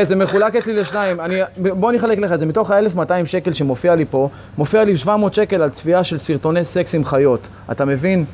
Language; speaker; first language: Hebrew; native; Hebrew